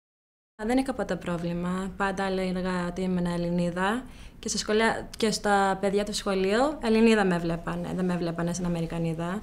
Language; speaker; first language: Greek; early bilingual, heritage; Greek